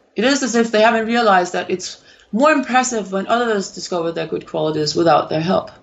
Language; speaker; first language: English; non-native, fluent; Danish